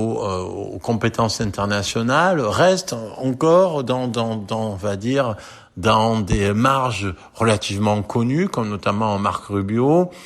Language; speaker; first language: French; native; French